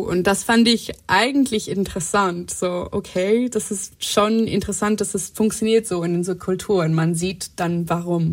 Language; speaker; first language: German; non-native, fluent; English